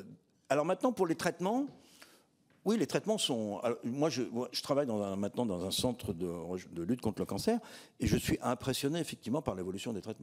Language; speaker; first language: French; native; French